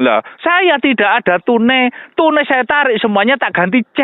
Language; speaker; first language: Indonesian; non-native, local second language; Javanese